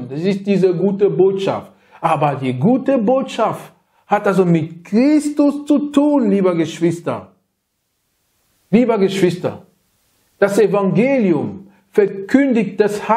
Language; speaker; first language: German; non-native, learner; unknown